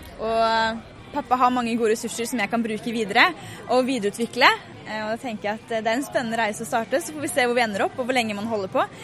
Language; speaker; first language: Norwegian; native; Norwegian